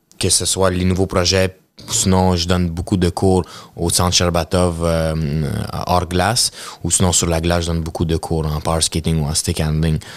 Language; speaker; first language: French; early bilingual, other home language; Russian